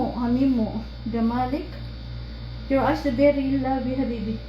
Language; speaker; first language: English; non-native, learner; Filipino